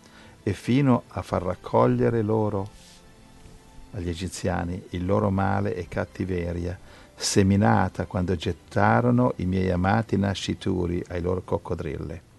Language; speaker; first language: Italian; native; Italian